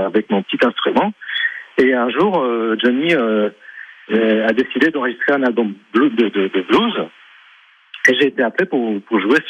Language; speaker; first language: French; non-native, fluent; Polish